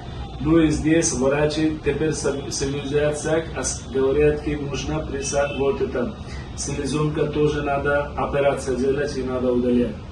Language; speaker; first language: Russian; non-native, learner; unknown